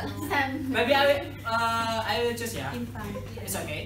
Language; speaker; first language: English; non-native, learner; Indonesian